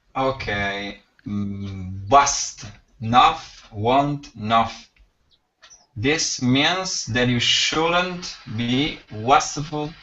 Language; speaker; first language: English; non-native, learner; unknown